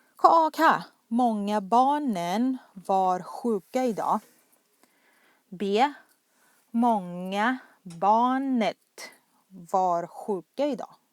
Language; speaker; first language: Swedish; non-native, fluent; Thai